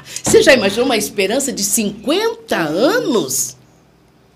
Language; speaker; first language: Portuguese; native; Portuguese